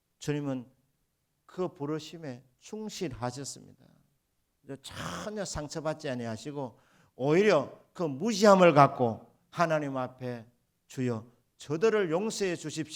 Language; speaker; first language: Korean; native; Korean